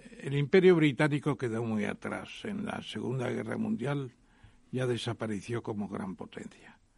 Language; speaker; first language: Spanish; native; Spanish